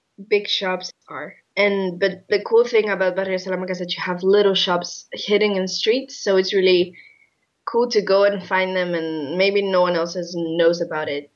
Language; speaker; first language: English; non-native, fluent; Spanish